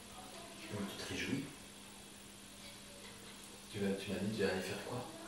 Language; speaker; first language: French; native; French